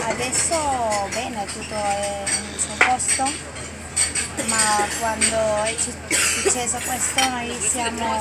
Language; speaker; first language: Italian; non-native, learner; Spanish